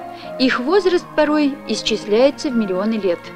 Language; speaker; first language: Russian; native; Russian